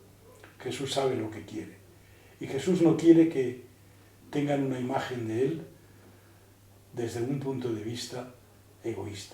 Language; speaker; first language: Spanish; native; Spanish